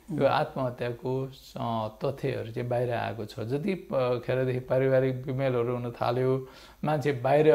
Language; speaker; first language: Nepali; native; Nepali